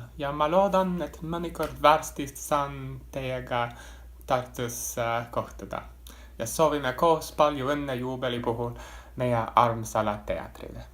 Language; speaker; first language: Estonian; non-native, fluent; English